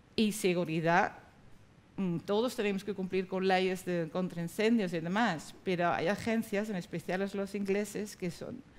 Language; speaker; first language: Spanish; non-native, fluent; Dutch